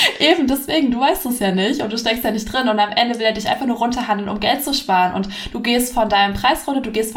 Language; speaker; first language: German; native; German